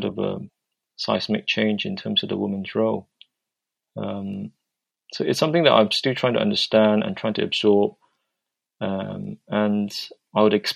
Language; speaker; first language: English; non-native, local second language; Cantonese